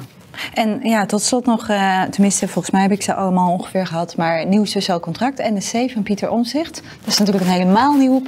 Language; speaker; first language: Dutch; native; Dutch